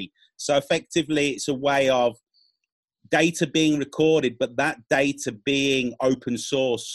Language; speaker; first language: English; native; English